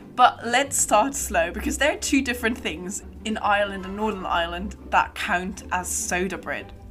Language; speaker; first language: English; non-native, fluent; German